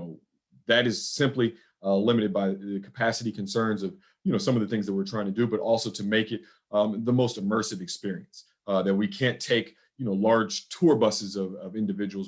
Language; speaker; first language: English; native; English